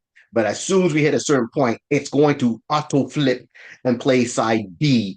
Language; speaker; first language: English; native; English